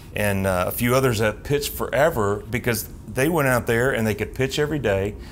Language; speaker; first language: English; native; English